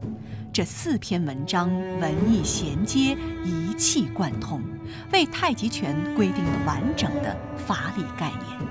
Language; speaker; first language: Chinese; native; Chinese